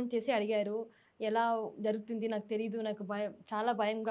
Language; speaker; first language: Telugu; non-native, learner; Tamil